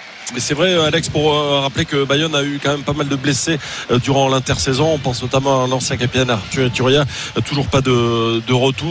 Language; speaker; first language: French; native; French